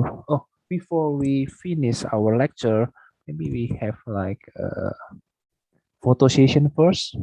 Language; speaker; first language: English; non-native, fluent; Indonesian